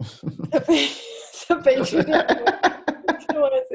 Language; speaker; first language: French; non-native, learner; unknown